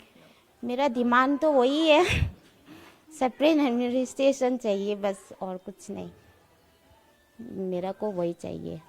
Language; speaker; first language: Hindi; non-native, local second language; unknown